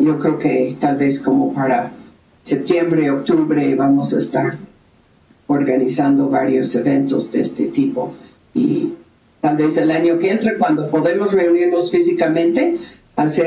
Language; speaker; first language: Spanish; native; Spanish